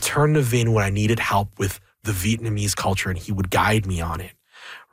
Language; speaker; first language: English; early bilingual, other home language; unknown